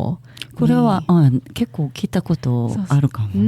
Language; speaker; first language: Japanese; non-native, learner; Korean